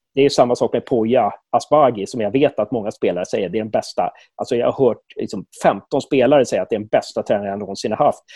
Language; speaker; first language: Swedish; native; Swedish